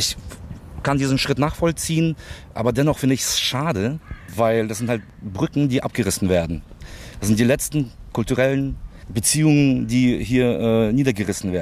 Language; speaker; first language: German; early bilingual, other home language; Russian